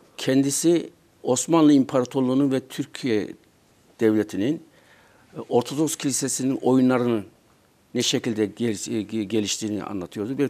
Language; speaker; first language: Turkish; native; Turkish